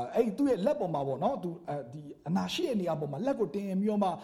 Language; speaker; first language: Burmese; native; Burmese